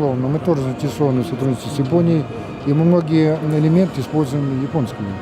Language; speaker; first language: Russian; native; Russian